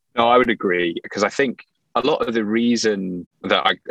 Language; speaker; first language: English; native; English